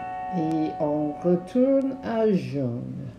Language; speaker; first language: French; non-native, learner; English